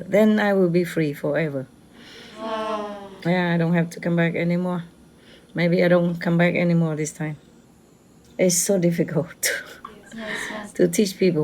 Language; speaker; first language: English; non-native, fluent; Vietnamese